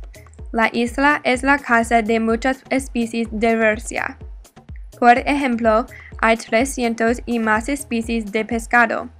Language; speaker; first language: Spanish; non-native, learner; English